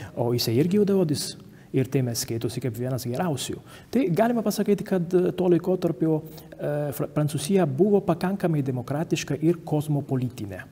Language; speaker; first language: Lithuanian; non-native, fluent; Italian